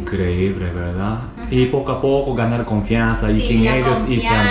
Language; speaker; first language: Spanish; non-native, learner; Japanese